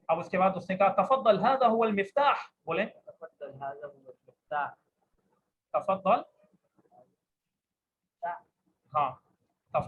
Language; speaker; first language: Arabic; non-native, fluent; Urdu